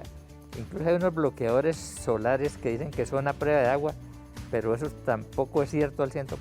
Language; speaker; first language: Spanish; native; Spanish